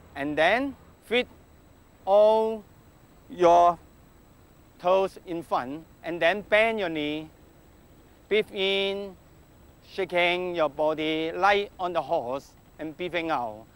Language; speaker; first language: English; non-native, local second language; Cantonese